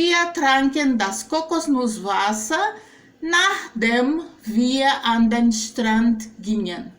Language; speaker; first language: German; non-native, fluent; Portuguese